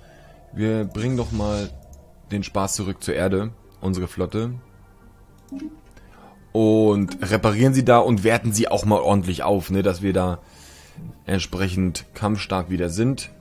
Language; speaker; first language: German; native; German